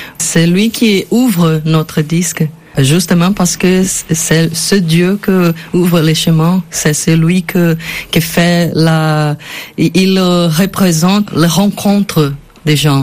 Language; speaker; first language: French; non-native, learner; Portuguese